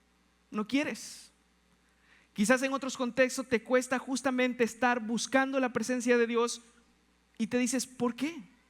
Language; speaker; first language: Spanish; native; Spanish